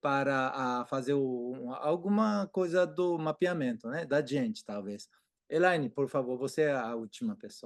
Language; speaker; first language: Portuguese; non-native, fluent; Japanese